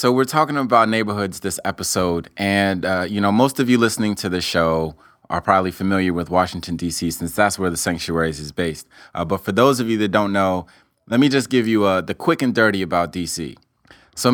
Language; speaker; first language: English; native; English